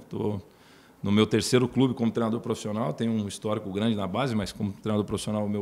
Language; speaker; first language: Portuguese; native; Portuguese